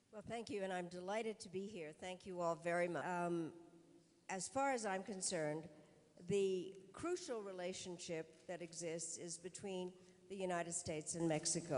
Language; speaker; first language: English; early bilingual, other home language; Czech